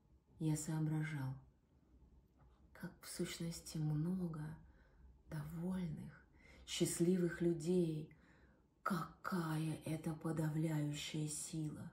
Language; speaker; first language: Russian; native; Russian